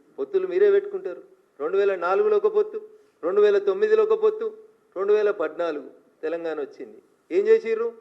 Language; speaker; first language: Telugu; native; Telugu